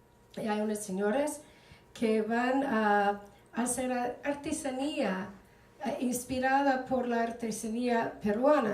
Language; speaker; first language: Spanish; non-native, fluent; English